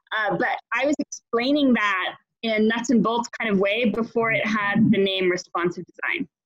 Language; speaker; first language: English; native; English